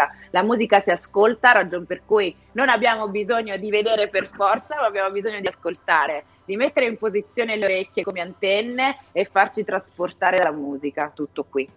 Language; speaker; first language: Italian; native; Italian